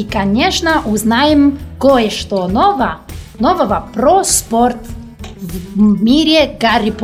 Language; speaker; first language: Russian; non-native, learner; Italian